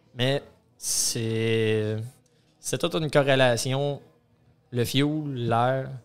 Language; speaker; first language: French; native; French